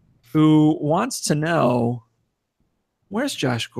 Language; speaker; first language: English; native; English